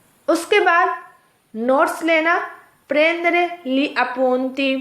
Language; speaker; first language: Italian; non-native, fluent; Urdu